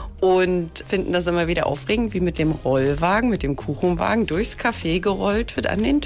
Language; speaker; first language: German; native; German